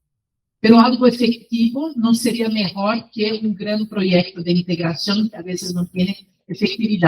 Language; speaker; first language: Spanish; non-native, fluent; Portuguese